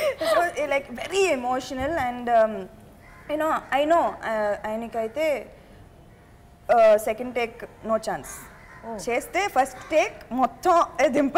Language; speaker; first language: Telugu; non-native, fluent; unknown